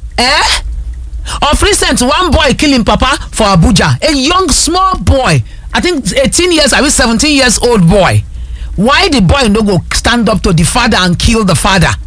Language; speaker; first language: Nigerian Pidgin; non-native, local second language; Yoruba